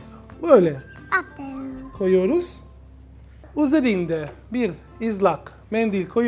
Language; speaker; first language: Turkish; non-native, learner; Italian